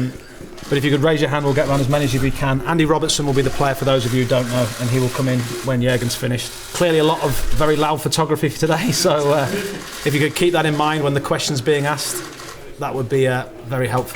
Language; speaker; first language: English; native; English